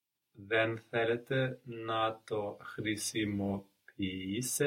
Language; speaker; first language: Greek; non-native, learner; English